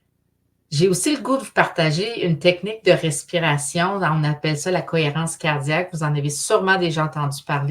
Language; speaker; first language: French; native; French